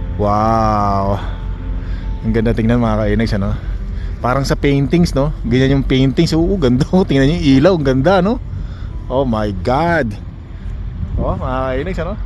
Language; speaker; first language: Filipino; native; Filipino